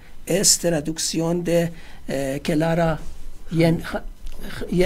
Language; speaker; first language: Spanish; non-native, fluent; Persian